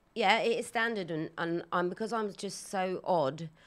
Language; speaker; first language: English; native; English